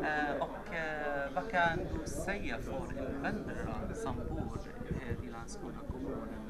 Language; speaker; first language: Swedish; non-native, fluent; Arabic